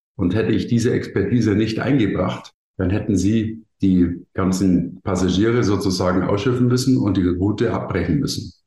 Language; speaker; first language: German; native; German